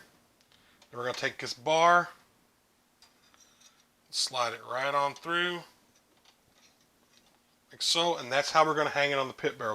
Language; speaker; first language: English; native; English